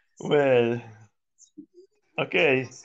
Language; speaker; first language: English; non-native, learner; Italian